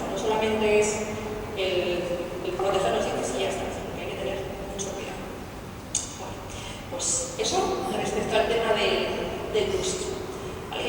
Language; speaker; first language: Spanish; native; Spanish